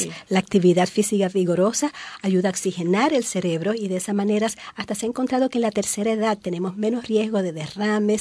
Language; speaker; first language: Spanish; native; Spanish